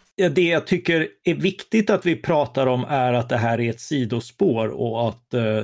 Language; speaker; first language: Swedish; native; Swedish